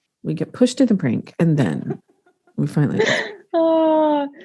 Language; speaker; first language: English; native; English